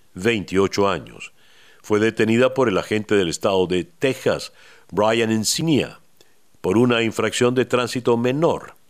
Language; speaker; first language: Spanish; native; Spanish